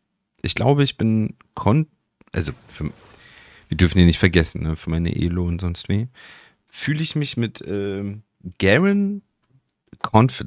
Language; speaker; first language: German; native; German